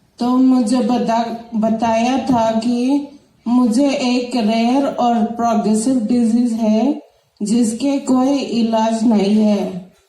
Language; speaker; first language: Hindi; non-native, local second language; Telugu